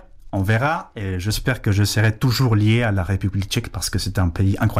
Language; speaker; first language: French; non-native, fluent; Spanish